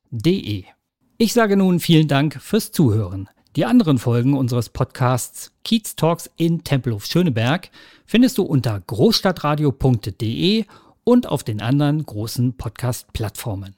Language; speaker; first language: German; native; German